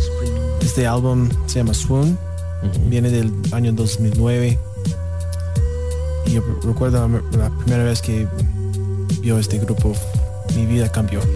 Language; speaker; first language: Spanish; non-native, learner; English